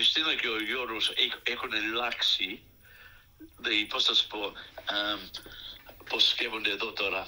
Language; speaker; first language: Greek; early bilingual, heritage; Greek